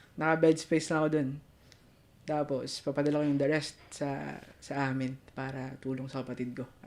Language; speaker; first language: Filipino; non-native, local second language; Hiligaynon